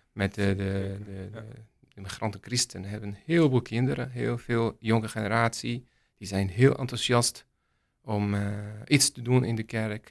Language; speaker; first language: Dutch; non-native, learner; Arabic